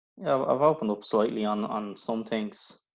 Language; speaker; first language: English; native; English